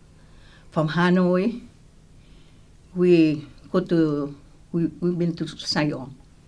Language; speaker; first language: English; non-native, local second language; Vietnamese